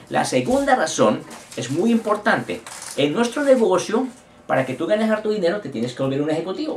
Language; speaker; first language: Spanish; native; Spanish